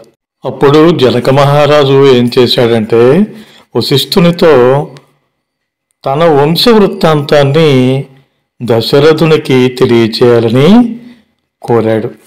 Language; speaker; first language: Telugu; native; Telugu